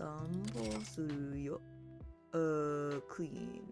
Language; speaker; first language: Japanese; non-native, learner; English